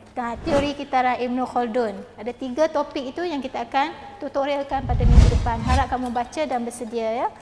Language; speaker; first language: Malay; native; Malay